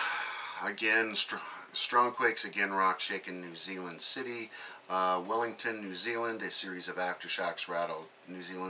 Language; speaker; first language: English; native; English